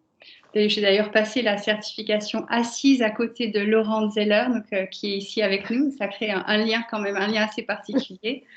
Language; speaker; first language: French; native; French